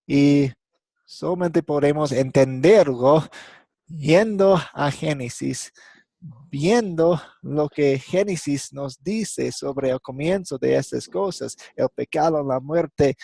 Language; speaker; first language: Spanish; non-native, fluent; English